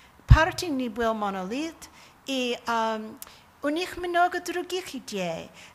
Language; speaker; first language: Russian; non-native, learner; English